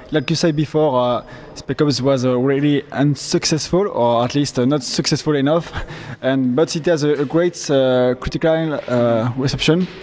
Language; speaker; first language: English; non-native, fluent; French